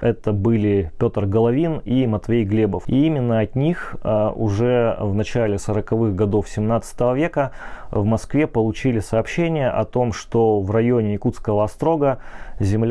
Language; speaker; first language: Russian; native; Russian